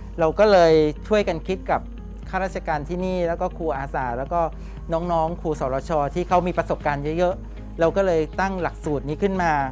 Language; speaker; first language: Thai; native; Thai